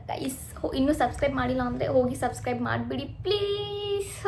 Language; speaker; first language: Kannada; native; Kannada